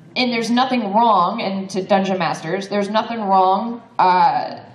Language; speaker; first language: English; native; English